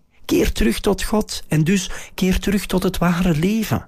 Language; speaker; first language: Dutch; native; Dutch